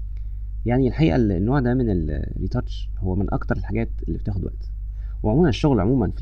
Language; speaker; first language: Arabic; native; Arabic